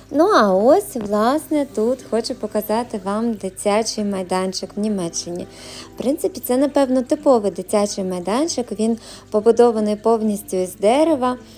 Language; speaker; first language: Ukrainian; native; Ukrainian